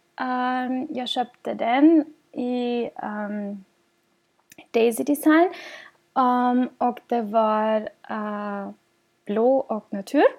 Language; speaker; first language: Swedish; non-native, fluent; German